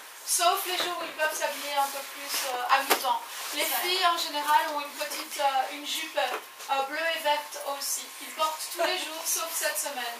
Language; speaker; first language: French; native; French